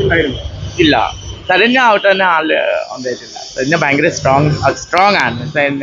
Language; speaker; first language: Malayalam; non-native, local second language; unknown